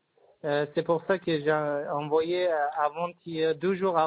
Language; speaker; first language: French; non-native, learner; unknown